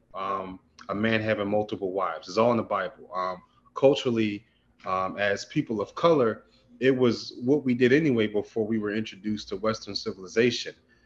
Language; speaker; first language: English; native; English